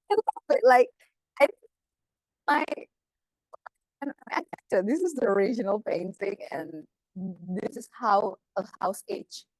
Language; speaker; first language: English; non-native, fluent; Indonesian